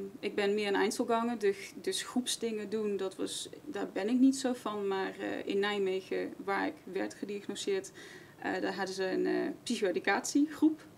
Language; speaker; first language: Dutch; non-native, fluent; English